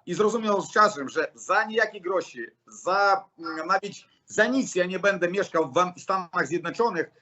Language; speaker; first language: Polish; non-native, learner; Russian